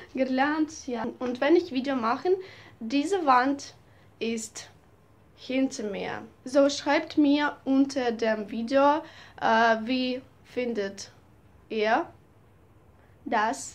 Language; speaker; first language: German; non-native, learner; Russian